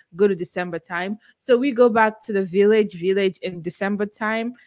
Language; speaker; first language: English; non-native, local second language; Igbo